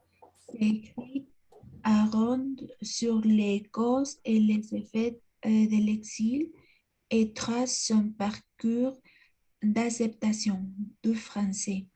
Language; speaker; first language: French; non-native, learner; Spanish